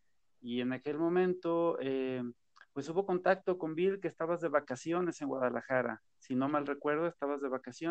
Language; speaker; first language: Spanish; native; Spanish